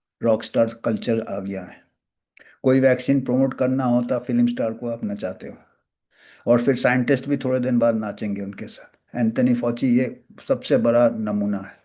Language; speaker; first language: Hindi; non-native, local second language; Bangla